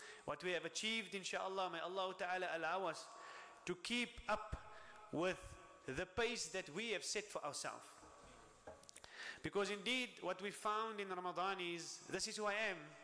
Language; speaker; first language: English; native; English